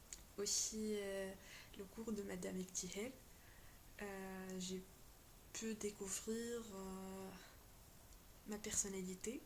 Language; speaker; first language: French; non-native, local second language; Arabic